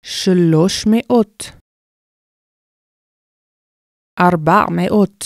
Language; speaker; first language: Hebrew; non-native, fluent; English